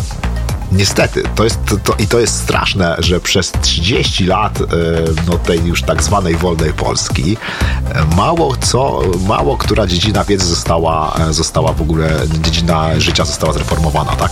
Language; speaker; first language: Polish; native; Polish